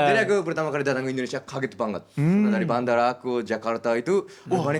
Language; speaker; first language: Indonesian; non-native, learner; Japanese